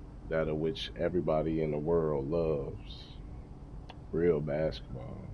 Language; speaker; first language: English; native; English